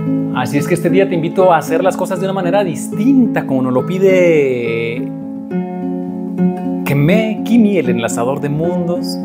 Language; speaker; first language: Spanish; native; Spanish